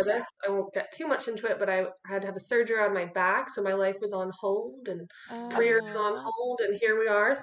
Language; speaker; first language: English; native; English